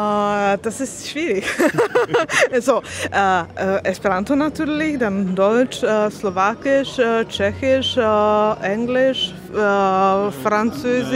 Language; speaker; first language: German; non-native, learner; Slovak